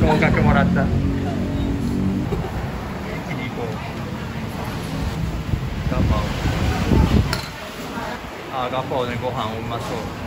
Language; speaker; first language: Japanese; native; Japanese